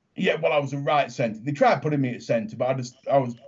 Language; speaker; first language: English; native; English